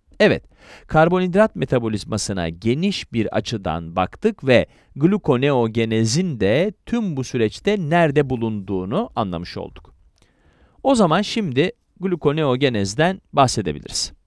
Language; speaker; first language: Turkish; native; Turkish